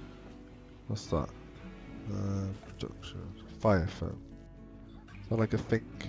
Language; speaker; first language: English; native; English